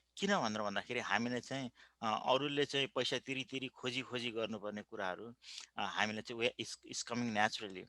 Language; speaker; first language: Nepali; native; Nepali